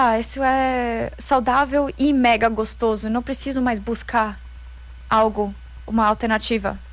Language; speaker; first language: Portuguese; non-native, fluent; German